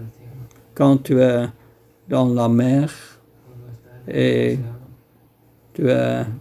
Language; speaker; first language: French; non-native, fluent; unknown